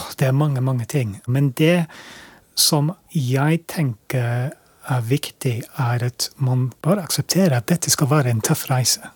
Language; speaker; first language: Norwegian; non-native, fluent; English